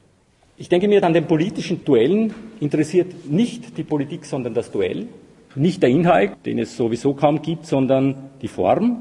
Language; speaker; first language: German; native; German